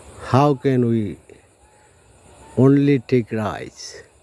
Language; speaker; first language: English; non-native, local second language; Bangla